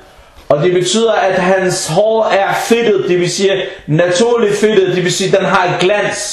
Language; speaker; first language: Danish; non-native, fluent; Arabic